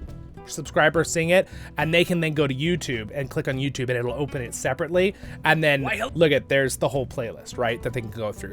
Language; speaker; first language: English; native; English